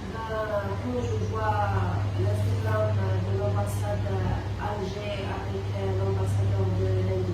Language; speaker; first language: French; non-native, local second language; Arabic